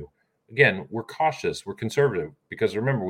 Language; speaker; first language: English; native; English